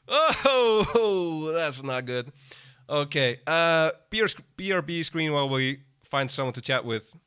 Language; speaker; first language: English; non-native, fluent; Icelandic